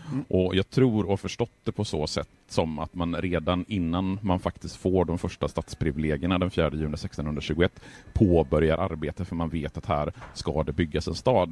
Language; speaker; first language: Swedish; native; Swedish